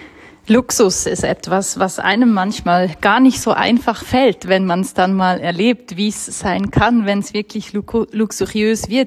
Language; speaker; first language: German; native; German